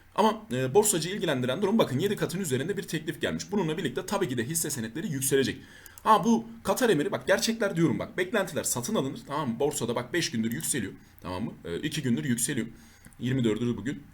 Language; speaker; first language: Turkish; native; Turkish